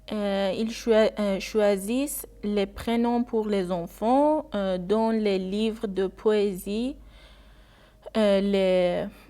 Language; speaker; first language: French; non-native, learner; Persian